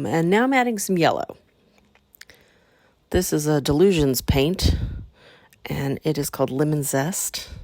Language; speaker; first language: English; native; English